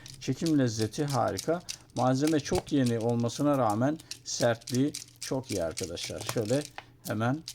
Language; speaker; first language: Turkish; native; Turkish